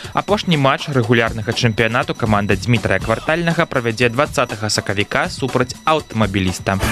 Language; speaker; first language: Belarusian; native; Belarusian